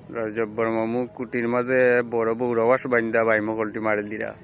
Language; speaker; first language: Bangla; non-native, local second language; Sylheti